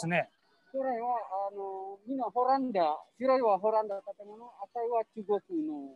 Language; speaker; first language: Japanese; non-native, learner; Indonesian